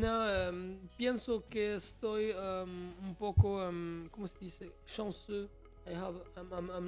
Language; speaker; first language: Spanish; non-native, learner; French